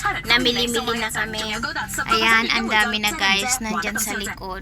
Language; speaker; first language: Filipino; native; Filipino